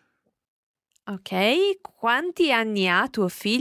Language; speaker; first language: Italian; native; Italian